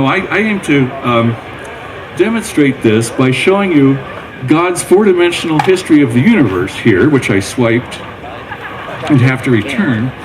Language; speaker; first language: English; native; English